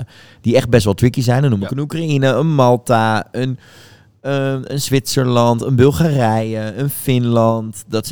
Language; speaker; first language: Dutch; native; Dutch